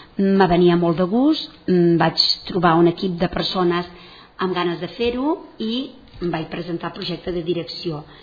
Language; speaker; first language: Catalan; non-native, local second language; Spanish